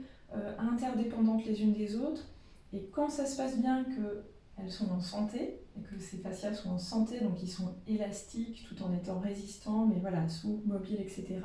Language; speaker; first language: French; native; French